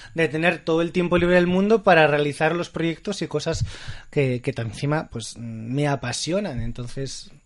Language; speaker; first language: Spanish; native; Spanish